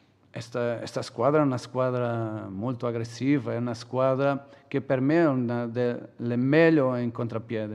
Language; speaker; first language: Italian; non-native, fluent; Portuguese